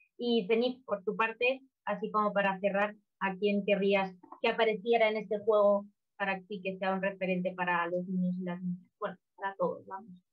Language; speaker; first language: Spanish; native; Spanish